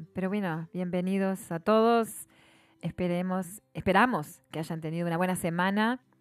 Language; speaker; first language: Spanish; native; Spanish